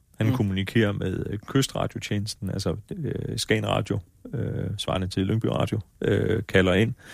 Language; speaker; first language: Danish; native; Danish